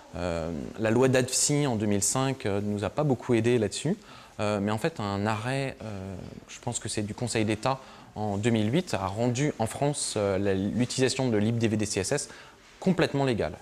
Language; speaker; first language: French; native; French